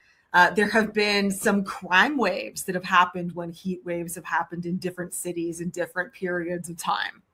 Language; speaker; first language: English; native; English